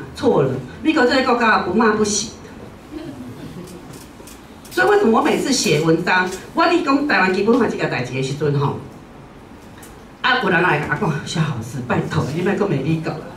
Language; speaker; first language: Chinese; non-native, local second language; Min Nan Chinese